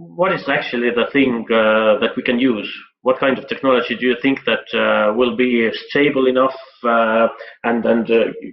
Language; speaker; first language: English; non-native, fluent; Estonian